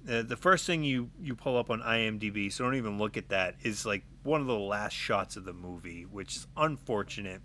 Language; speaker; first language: English; native; English